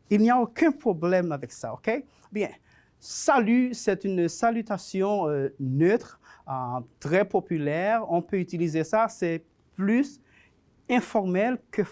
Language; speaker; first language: French; non-native, fluent; Spanish